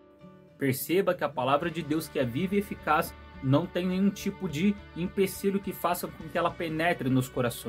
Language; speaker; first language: Portuguese; native; Portuguese